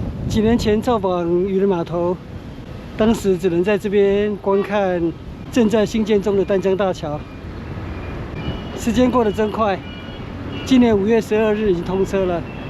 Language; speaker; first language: Chinese; native; Chinese